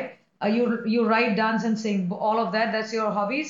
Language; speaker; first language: English; non-native, local second language; Hindi